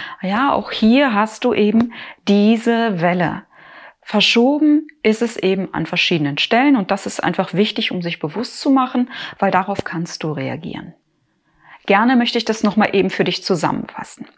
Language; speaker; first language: German; native; German